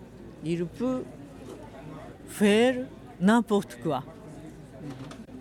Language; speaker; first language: French; non-native, fluent; Japanese